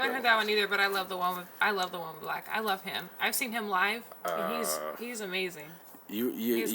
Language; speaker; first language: English; native; English